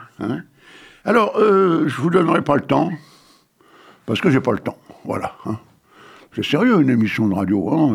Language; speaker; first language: French; native; French